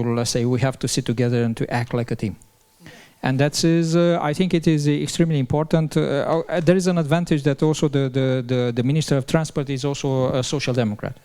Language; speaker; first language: English; non-native, fluent; Romanian